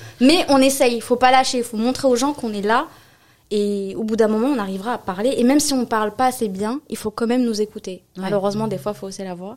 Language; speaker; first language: French; early bilingual, other home language; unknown